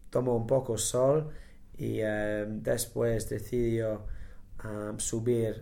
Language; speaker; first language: Spanish; non-native, learner; English